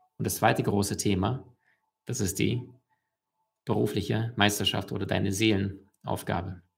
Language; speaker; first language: German; early bilingual, other home language; Russian